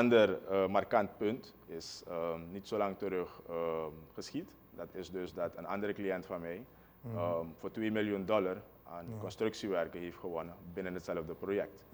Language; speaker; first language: Dutch; native; Dutch